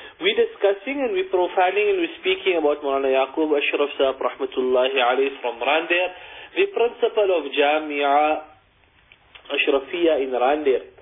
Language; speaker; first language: English; native; English